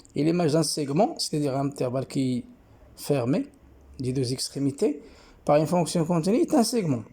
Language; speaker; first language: French; non-native, local second language; Arabic